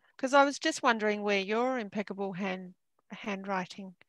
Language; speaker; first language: English; native; English